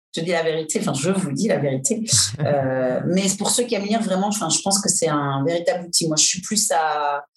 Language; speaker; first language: French; native; French